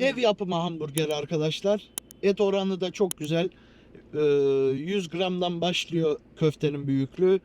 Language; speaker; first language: Turkish; early bilingual, heritage; Turkish